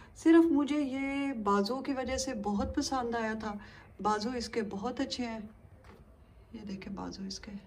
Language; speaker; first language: Urdu; native; Urdu